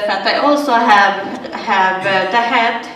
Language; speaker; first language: English; non-native, learner; Swedish